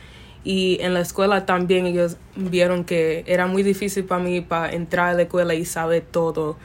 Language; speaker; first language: Spanish; early bilingual, other home language; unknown